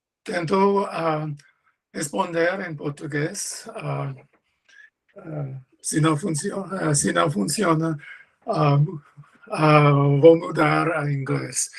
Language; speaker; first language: Portuguese; non-native, learner; English